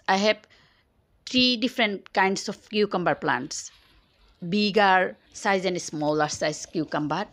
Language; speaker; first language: English; non-native, local second language; Bangla